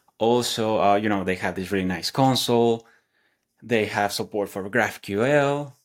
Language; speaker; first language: English; non-native, fluent; Spanish